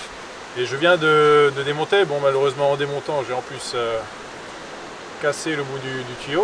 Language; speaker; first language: French; native; French